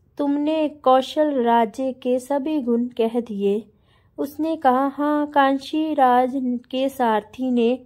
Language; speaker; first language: Hindi; non-native, local second language; Punjabi